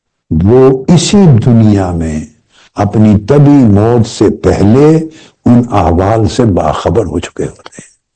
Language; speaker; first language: Urdu; native; Urdu